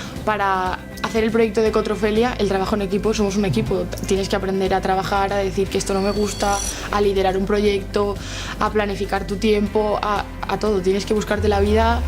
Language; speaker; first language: Spanish; native; Spanish